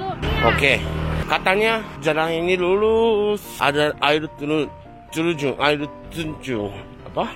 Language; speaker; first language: Indonesian; non-native, learner; Japanese